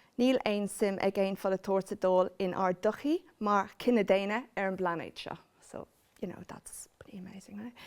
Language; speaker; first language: Irish; non-native, local second language; English